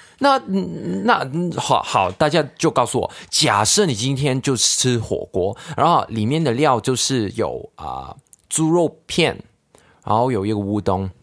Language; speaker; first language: Chinese; non-native, local second language; Cantonese